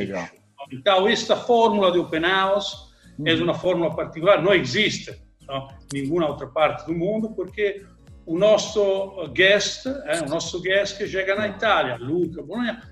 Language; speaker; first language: Portuguese; non-native, learner; Italian